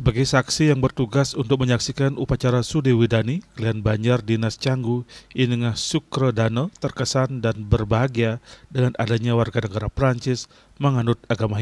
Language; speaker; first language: Indonesian; native; Indonesian